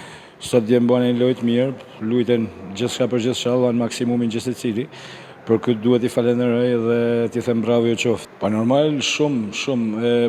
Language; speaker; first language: Albanian; native; Albanian